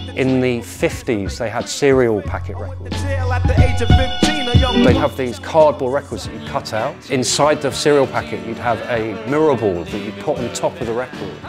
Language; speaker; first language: English; native; English